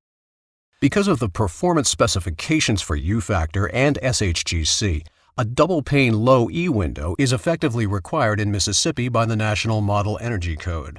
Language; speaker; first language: English; native; English